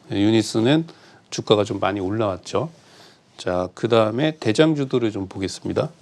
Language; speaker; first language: Korean; native; Korean